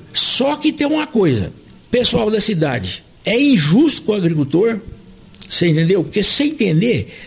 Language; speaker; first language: Portuguese; native; Portuguese